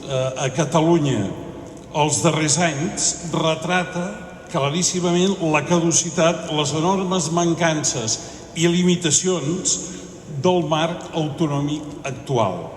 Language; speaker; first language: Catalan; native; Catalan